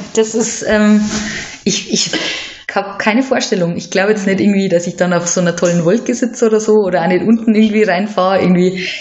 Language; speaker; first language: German; native; German